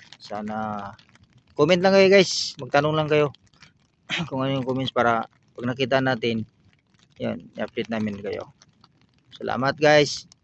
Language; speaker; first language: Filipino; native; Filipino